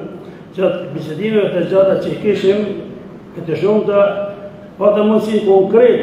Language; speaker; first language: Albanian; native; Albanian